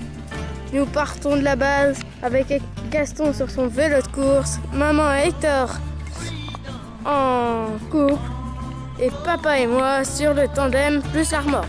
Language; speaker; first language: French; native; French